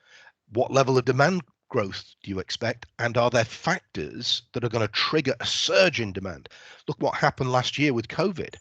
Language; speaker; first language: English; native; English